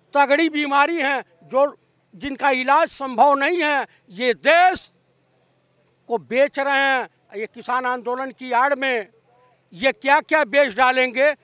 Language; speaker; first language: Hindi; native; Hindi